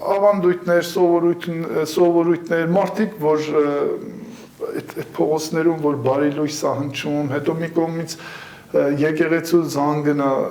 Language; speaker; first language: Armenian; early bilingual, heritage; Armenian